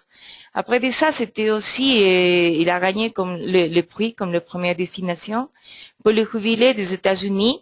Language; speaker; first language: French; non-native, learner; Spanish